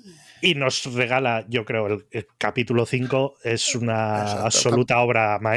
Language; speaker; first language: Spanish; native; Spanish